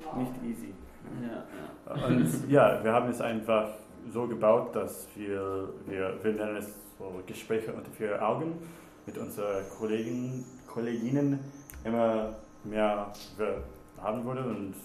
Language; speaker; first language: German; non-native, fluent; English